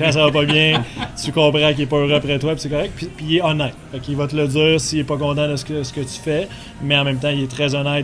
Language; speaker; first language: French; native; French